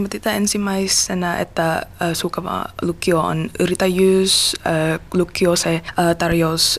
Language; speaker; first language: Finnish; non-native, learner; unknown